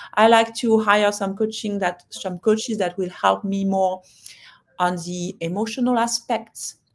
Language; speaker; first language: English; non-native, fluent; French